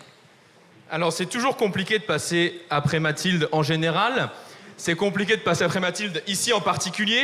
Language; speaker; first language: French; native; French